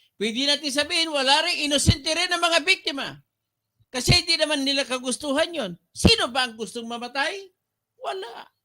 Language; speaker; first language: Filipino; non-native, local second language; Cebuano